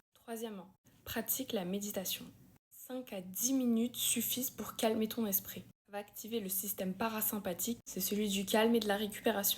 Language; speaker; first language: French; native; French